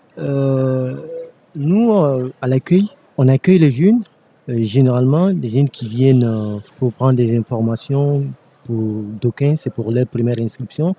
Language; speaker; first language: French; non-native, local second language; Fula